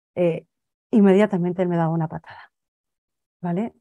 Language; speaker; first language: Spanish; native; Spanish